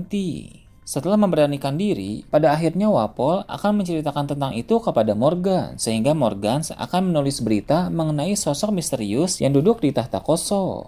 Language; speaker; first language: Indonesian; native; Indonesian